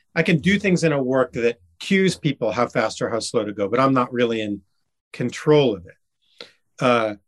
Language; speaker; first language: English; native; English